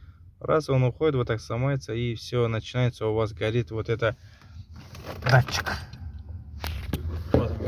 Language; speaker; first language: Russian; non-native, local second language; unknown